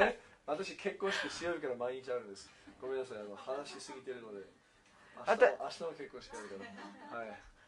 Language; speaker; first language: Japanese; non-native, fluent; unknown